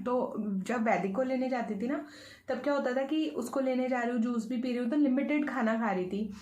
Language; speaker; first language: Hindi; native; Hindi